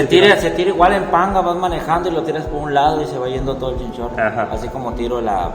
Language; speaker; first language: Spanish; native; Spanish